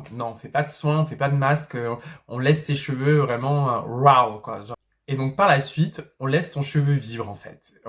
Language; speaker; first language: French; native; French